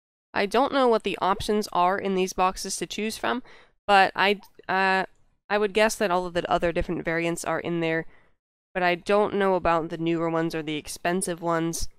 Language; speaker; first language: English; native; English